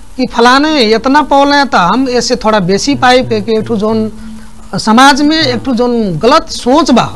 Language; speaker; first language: Bhojpuri; native; Bhojpuri